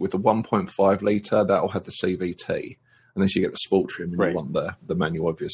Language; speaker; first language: English; native; English